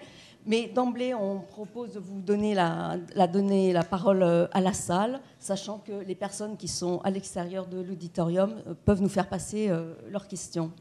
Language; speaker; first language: French; native; French